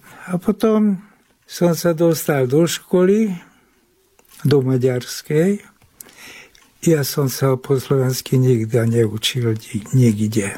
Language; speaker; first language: Slovak; early bilingual, heritage; Hungarian